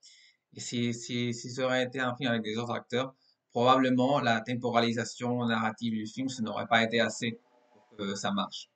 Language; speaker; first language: French; non-native, fluent; Spanish